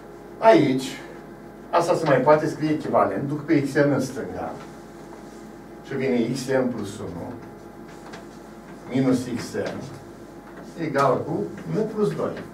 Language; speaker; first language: Romanian; native; Romanian